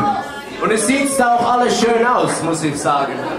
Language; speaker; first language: German; non-native, learner; Dutch